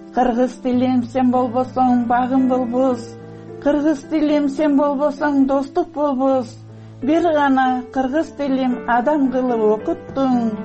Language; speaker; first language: Kyrgyz; non-native, local second language; Russian